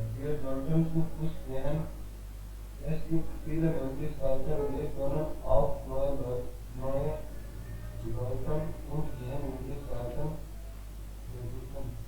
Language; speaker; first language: German; non-native, learner; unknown